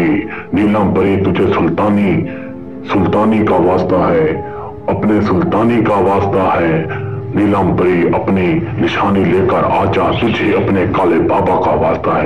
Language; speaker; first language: Urdu; native; Urdu